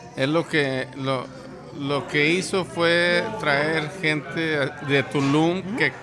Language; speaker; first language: Spanish; native; Spanish